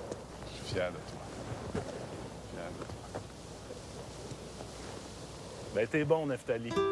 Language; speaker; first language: French; native; French